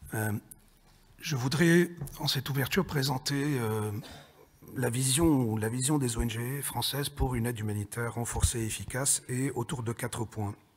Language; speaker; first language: French; native; French